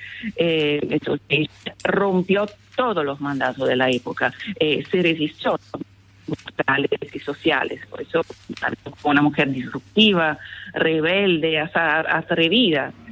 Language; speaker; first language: Spanish; non-native, fluent; Italian